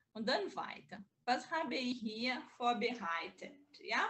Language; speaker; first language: German; non-native, learner; Portuguese